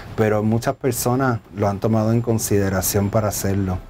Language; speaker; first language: Spanish; early bilingual, heritage; Spanish